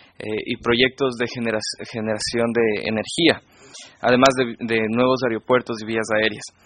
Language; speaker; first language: Spanish; native; Spanish